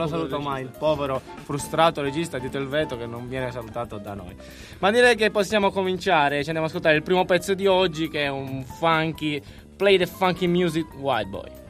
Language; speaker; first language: Italian; native; Italian